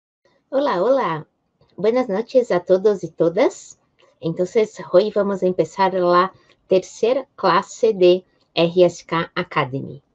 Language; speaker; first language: Spanish; non-native, fluent; Portuguese